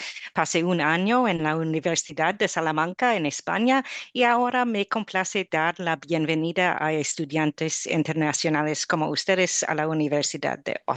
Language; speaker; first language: Spanish; non-native, fluent; English